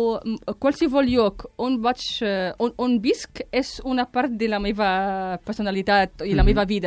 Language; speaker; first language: Catalan; non-native, fluent; Arabic